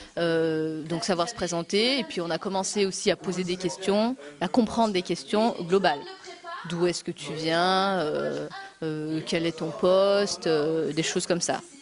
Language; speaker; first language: French; native; French